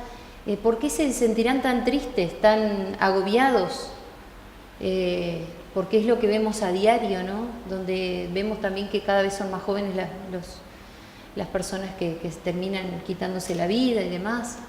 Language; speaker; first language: Spanish; native; Spanish